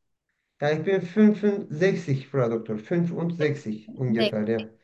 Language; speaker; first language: German; non-native, learner; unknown